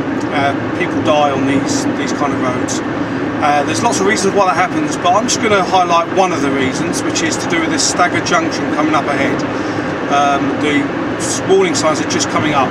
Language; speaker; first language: English; native; English